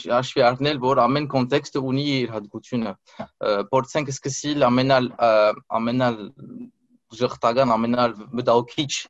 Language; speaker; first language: Armenian; early bilingual, heritage; Armenian